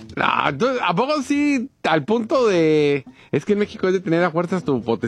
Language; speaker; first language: Spanish; native; Spanish